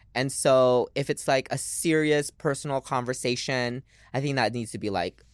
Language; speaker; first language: English; early bilingual, other home language; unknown